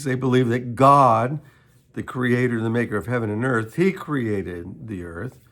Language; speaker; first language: English; native; English